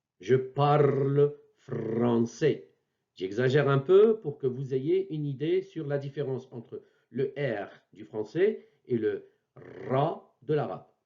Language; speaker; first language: French; non-native, local second language; Arabic